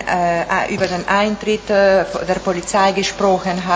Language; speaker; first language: German; non-native, fluent; Italian